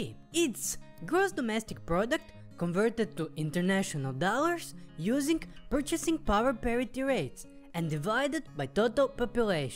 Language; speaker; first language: English; non-native, fluent; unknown